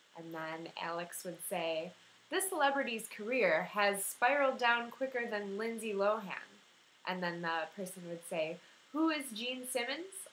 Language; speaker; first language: English; native; English